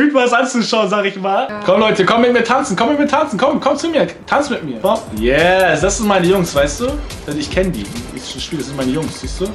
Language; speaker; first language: German; native; German